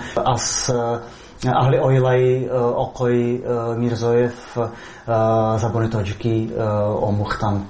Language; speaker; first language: Persian; non-native, fluent; Slovak